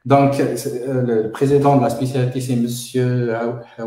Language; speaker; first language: French; non-native, local second language; Arabic